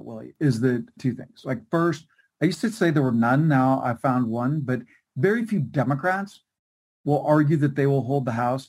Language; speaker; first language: English; native; English